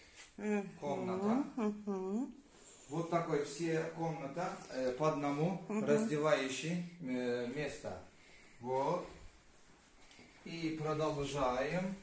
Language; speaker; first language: Russian; non-native, learner; Turkish